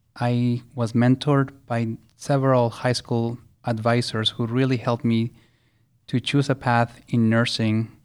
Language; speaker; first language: English; early bilingual, other home language; Spanish